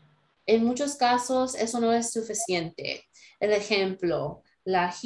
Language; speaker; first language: Spanish; non-native, learner; English